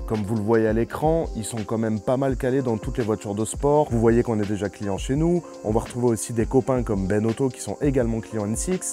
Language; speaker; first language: French; native; French